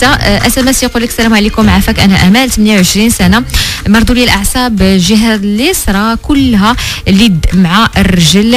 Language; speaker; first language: Arabic; native; Arabic